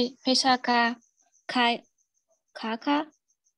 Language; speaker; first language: Korean; non-native, learner; Vietnamese